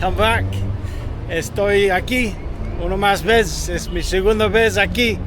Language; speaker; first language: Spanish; non-native, learner; English